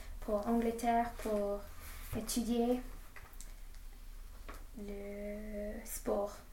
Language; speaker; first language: French; non-native, learner; English